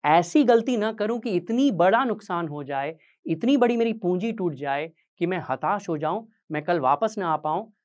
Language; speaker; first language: Hindi; native; Hindi